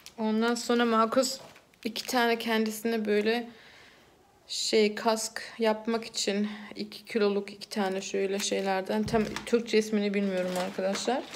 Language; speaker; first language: Turkish; early bilingual, heritage; Turkish